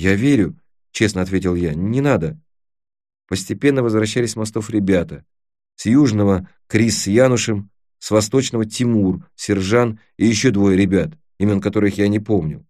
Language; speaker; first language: Russian; native; Russian